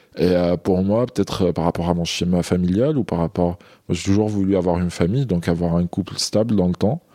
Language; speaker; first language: French; non-native, local second language; Kabyle